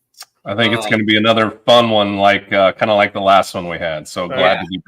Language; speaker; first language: English; native; English